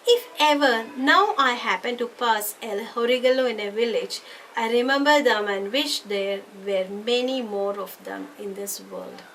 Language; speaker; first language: English; non-native, local second language; Malayalam